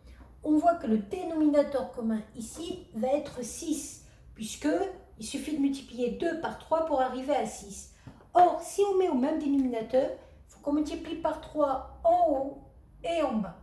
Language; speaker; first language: French; native; French